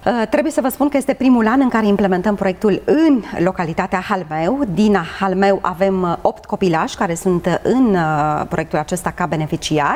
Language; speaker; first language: Romanian; native; Romanian